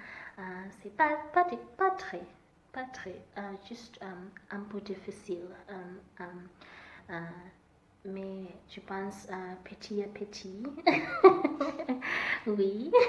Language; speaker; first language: French; non-native, learner; Southern Sotho